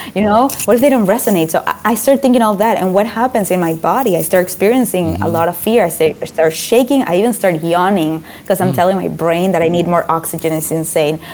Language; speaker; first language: English; non-native, fluent; Spanish